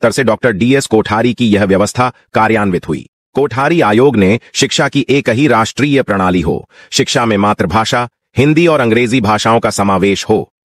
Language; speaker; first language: Hindi; non-native, local second language; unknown